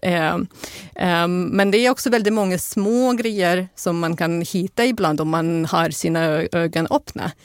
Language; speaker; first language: Swedish; non-native, fluent; Russian